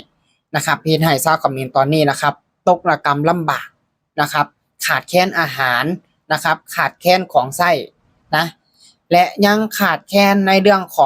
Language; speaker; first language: Thai; non-native, local second language; Lao